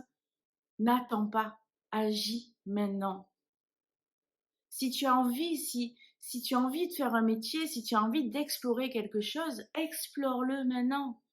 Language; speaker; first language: French; native; French